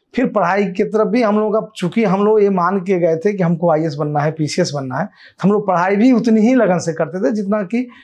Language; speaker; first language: Hindi; native; Hindi